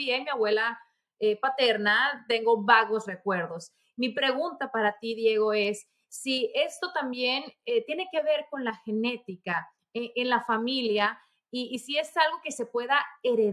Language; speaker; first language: Spanish; native; Spanish